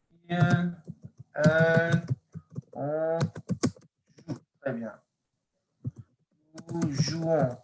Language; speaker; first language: French; non-native, fluent; English